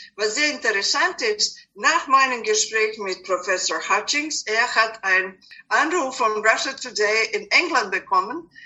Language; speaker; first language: German; non-native, fluent; Serbian